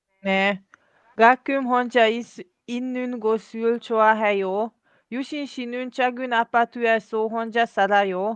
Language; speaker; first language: Korean; non-native, learner; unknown